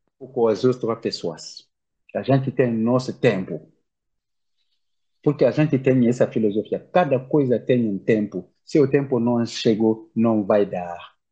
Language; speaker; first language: Portuguese; non-native, learner; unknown